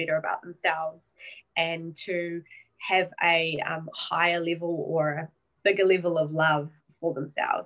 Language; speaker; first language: English; native; English